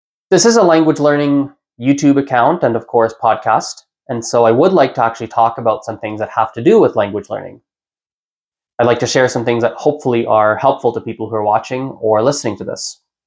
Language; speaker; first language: English; native; English